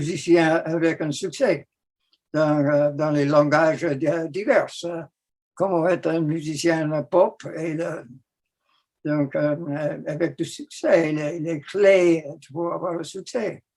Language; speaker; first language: French; non-native, fluent; English